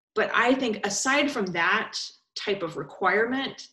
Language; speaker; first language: English; native; English